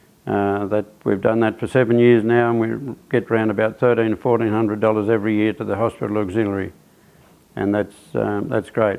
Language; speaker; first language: English; native; English